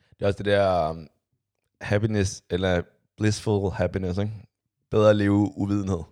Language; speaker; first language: Danish; early bilingual, other home language; Chinese